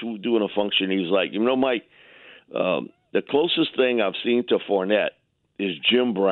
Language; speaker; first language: English; native; English